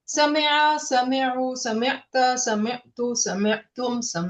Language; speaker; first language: Arabic; non-native, fluent; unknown